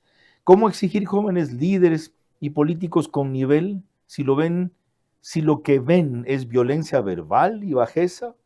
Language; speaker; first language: Spanish; native; Spanish